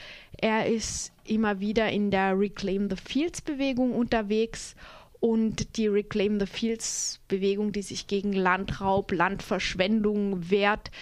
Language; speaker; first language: German; native; German